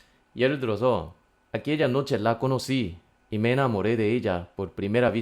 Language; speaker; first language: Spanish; non-native, fluent; Korean